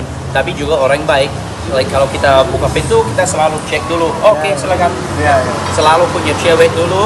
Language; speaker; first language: Indonesian; non-native, fluent; English